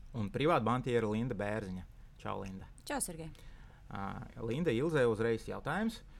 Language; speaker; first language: Latvian; non-native, local second language; Russian